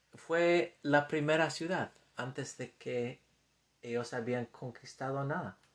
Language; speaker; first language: Spanish; non-native, fluent; English